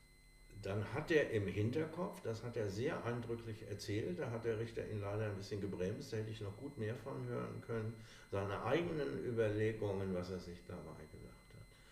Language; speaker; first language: German; native; German